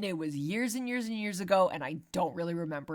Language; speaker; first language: English; native; English